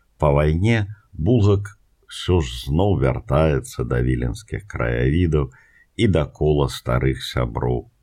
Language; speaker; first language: Belarusian; native; Belarusian